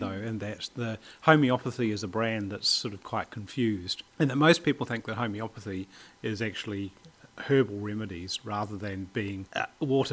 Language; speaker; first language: English; native; English